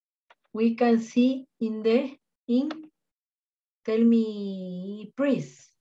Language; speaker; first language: English; non-native, learner; Spanish